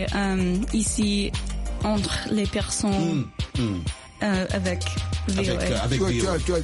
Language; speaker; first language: French; non-native, learner; English